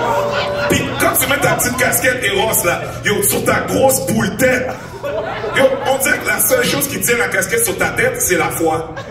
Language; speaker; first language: French; native; French